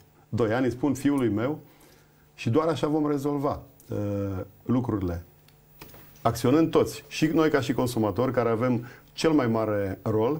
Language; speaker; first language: Romanian; native; Romanian